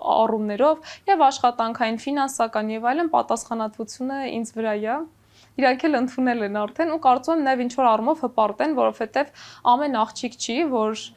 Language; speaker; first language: Armenian; native; Armenian